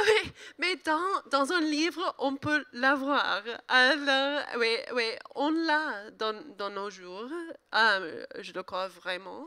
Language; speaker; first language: French; non-native, learner; English